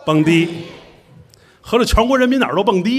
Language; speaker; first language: Chinese; native; Chinese